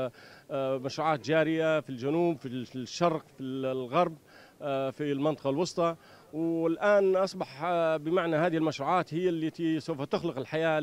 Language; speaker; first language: Arabic; native; Arabic